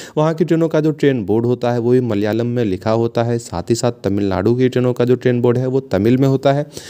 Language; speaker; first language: Hindi; native; Hindi